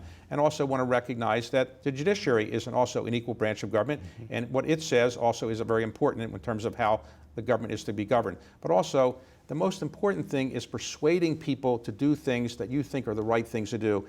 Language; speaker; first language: English; native; English